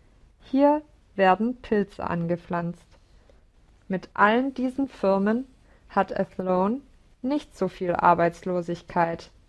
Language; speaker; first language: German; non-native, learner; English